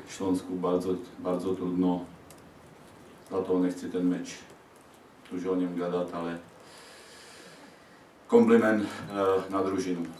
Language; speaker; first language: Polish; non-native, learner; Czech